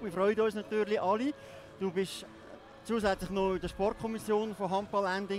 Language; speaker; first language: German; native; German